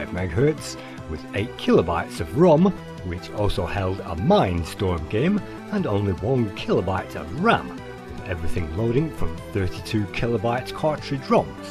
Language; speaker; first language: English; native; English